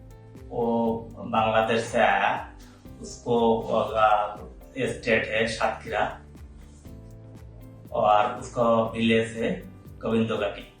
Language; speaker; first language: Hindi; non-native, learner; Bangla